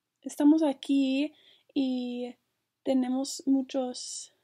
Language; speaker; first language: Spanish; non-native, fluent; English